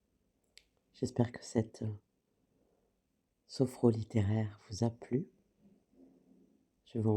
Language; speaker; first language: French; native; French